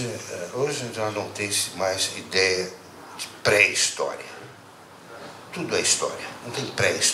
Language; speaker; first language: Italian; non-native, learner; Portuguese